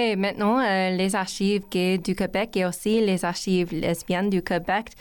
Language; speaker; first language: French; non-native, learner; English